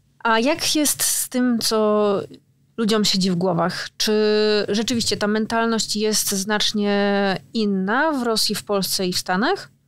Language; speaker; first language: Polish; native; Polish